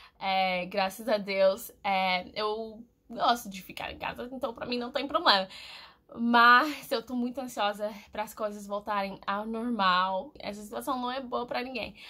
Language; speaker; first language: Portuguese; non-native, fluent; English